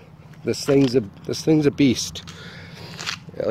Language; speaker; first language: English; native; English